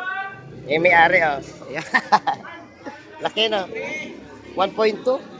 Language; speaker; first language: Filipino; native; Filipino